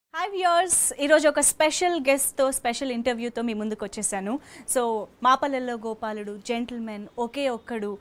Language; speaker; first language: Telugu; native; Telugu